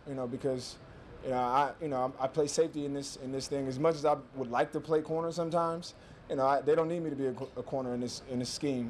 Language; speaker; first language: English; native; English